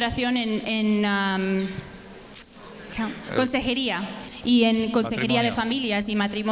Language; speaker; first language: Spanish; native; Spanish